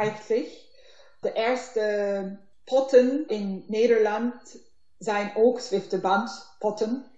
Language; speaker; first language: Dutch; non-native, learner; Turkish